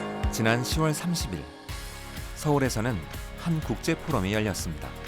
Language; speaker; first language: Korean; native; Korean